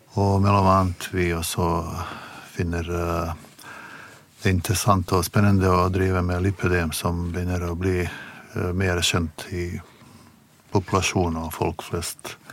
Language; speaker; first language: Norwegian; non-native, fluent; Bosnian